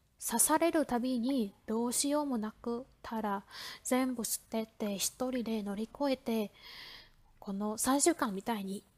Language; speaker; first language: Japanese; non-native, fluent; Vietnamese